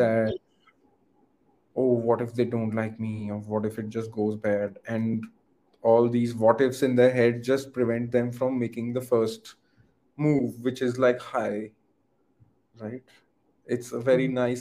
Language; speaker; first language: English; non-native, local second language; Hindi